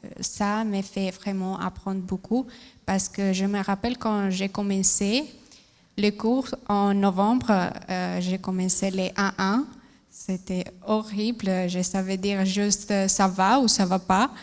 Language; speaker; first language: French; non-native, fluent; Spanish